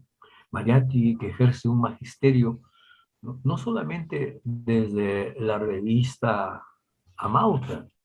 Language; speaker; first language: Spanish; native; Spanish